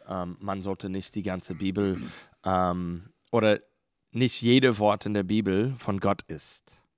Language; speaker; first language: German; non-native, learner; English